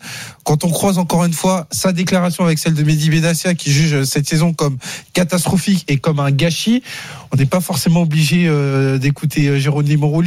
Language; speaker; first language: French; native; French